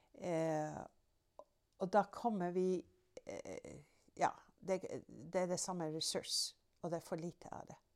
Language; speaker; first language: Norwegian; non-native, fluent; English